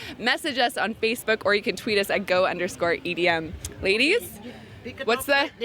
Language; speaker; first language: English; native; English